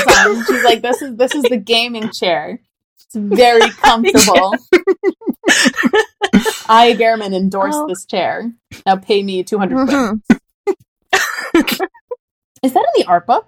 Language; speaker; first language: English; native; English